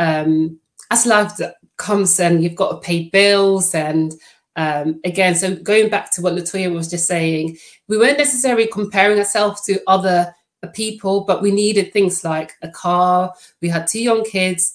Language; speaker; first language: English; non-native, fluent; Dutch